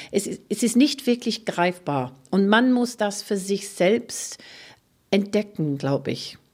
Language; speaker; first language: German; non-native, fluent; English